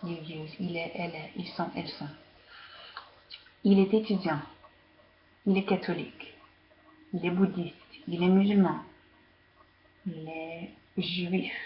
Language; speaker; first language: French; non-native, fluent; English